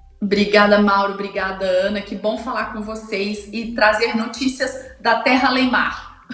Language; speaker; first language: Portuguese; native; Portuguese